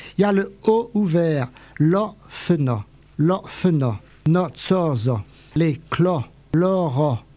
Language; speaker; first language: French; native; French